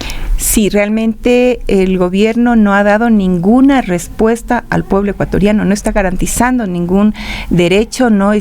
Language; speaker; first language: Spanish; native; Spanish